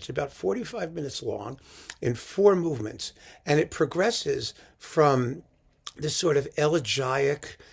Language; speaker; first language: English; native; English